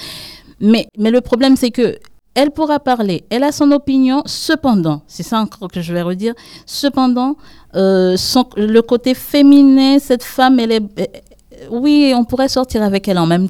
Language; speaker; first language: French; non-native, local second language; Haitian Creole